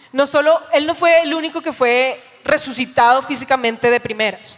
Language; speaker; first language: Spanish; native; Spanish